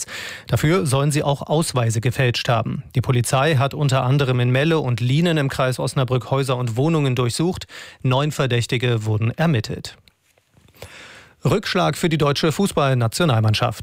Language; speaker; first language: German; native; German